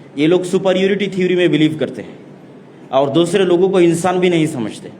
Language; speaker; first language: Urdu; non-native, fluent; Bangla